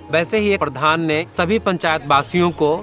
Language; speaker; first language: Hindi; native; Hindi